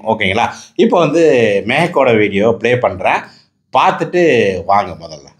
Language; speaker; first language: Tamil; native; Tamil